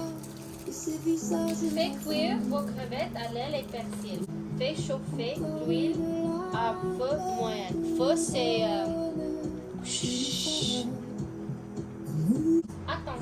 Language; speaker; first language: French; non-native, fluent; English